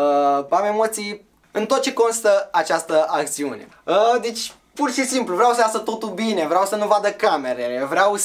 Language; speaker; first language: Romanian; native; Romanian